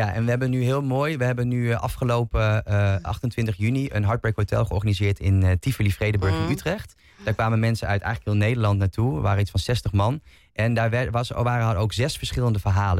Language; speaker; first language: Dutch; native; Dutch